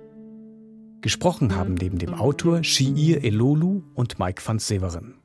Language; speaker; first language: German; native; German